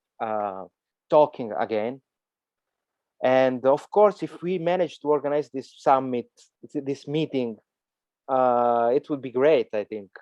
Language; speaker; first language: English; non-native, fluent; Italian